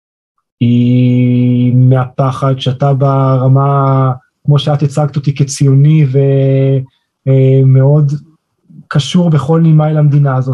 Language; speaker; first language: Hebrew; native; Hebrew